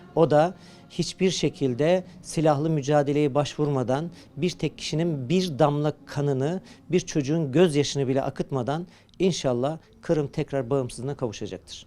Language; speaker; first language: Turkish; early bilingual, heritage; Crimean Tatar